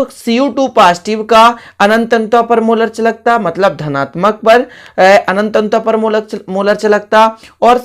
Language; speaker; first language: Hindi; native; Hindi